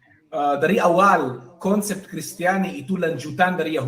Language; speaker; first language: Indonesian; non-native, fluent; Hebrew